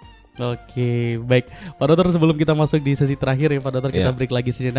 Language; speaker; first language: Indonesian; native; Indonesian